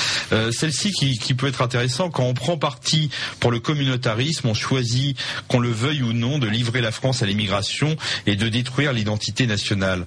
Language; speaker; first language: French; native; French